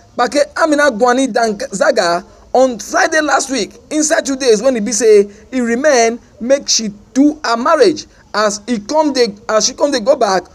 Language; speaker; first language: Nigerian Pidgin; native; Nigerian Pidgin